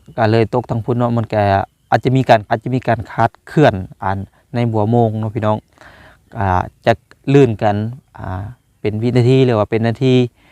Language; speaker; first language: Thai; native; Thai